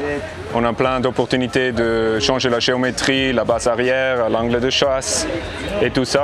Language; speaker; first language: French; non-native, learner; English